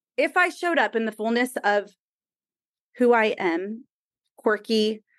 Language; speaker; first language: English; native; English